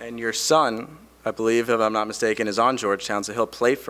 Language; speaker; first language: English; native; English